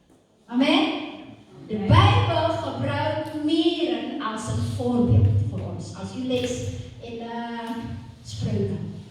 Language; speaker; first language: Dutch; non-native, fluent; Indonesian